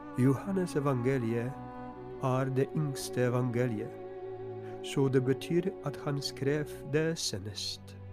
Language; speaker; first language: Norwegian; non-native, fluent; Polish